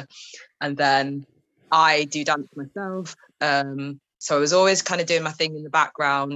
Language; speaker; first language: English; native; English